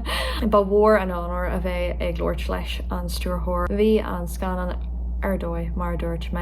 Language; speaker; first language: Irish; non-native, local second language; English